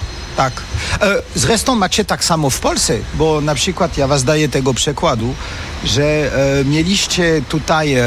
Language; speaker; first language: Polish; non-native, fluent; French